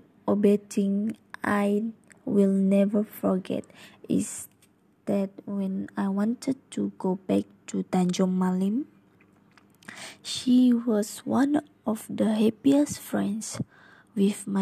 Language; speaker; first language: English; non-native, local second language; Malay